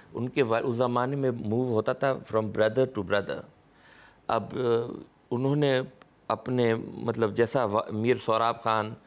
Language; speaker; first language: Urdu; non-native, local second language; Sindhi